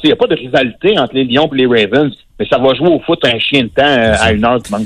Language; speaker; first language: French; native; French